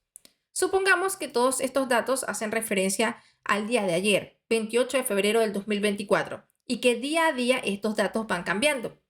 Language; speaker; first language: Spanish; native; Spanish